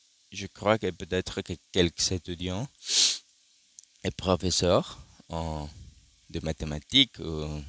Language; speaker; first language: French; non-native, learner; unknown